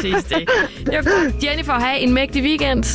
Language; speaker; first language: Danish; native; Danish